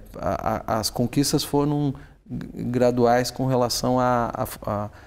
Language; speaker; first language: Portuguese; native; Portuguese